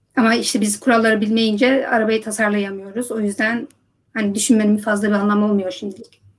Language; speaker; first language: Turkish; early bilingual, heritage; Turkish